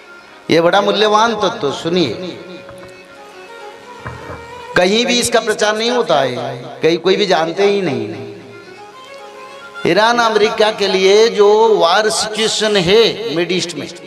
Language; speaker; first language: Hindi; non-native, local second language; Odia